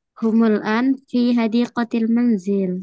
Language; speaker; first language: Arabic; non-native, learner; Indonesian